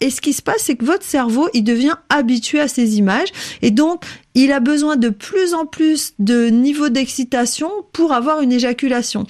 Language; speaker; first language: French; native; French